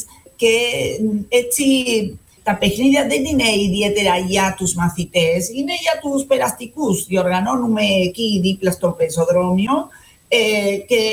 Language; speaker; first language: Greek; non-native, fluent; Spanish